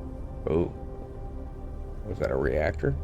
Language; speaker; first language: English; native; English